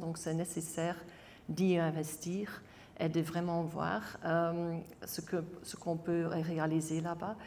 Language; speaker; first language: French; non-native, local second language; Dutch